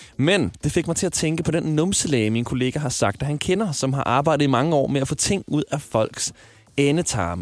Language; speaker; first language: Danish; native; Danish